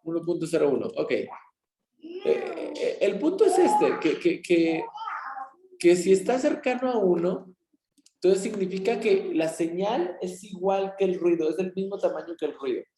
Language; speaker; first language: Spanish; native; Spanish